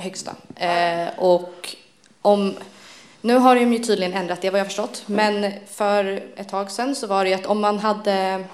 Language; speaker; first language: Swedish; native; Swedish